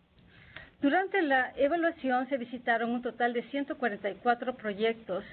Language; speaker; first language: Spanish; native; Spanish